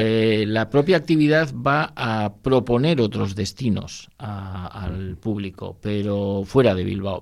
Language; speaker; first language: Spanish; native; Spanish